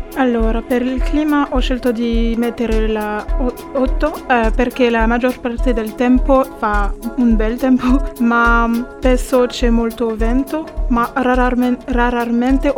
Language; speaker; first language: Italian; non-native, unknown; French